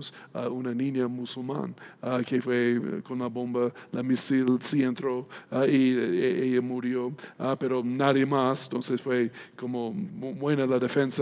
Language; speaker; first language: Spanish; non-native, fluent; English